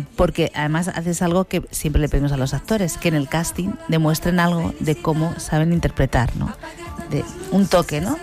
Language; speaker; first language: Spanish; native; Spanish